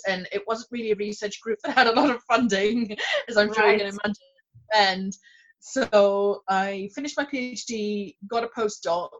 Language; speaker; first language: English; non-native, local second language; Swahili